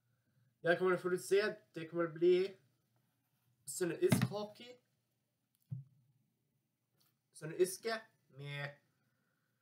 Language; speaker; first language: Swedish; non-native, learner; English